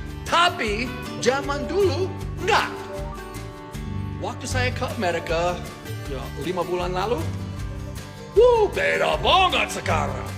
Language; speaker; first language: Indonesian; non-native, fluent; English